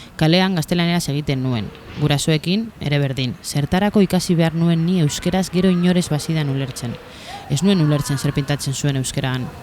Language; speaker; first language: Basque; non-native, local second language; Spanish